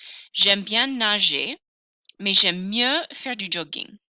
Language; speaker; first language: French; non-native, fluent; English